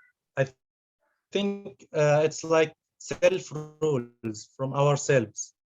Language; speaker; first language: English; non-native, fluent; Arabic